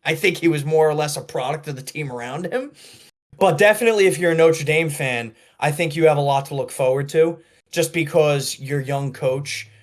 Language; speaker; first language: English; native; English